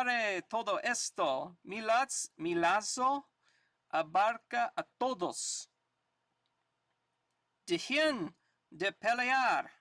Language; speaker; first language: Spanish; non-native, learner; English